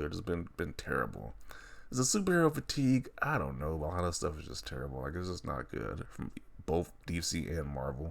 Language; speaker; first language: English; native; English